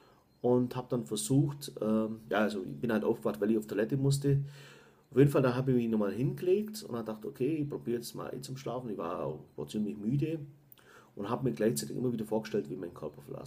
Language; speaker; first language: German; native; German